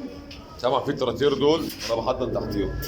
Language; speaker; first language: Arabic; native; Arabic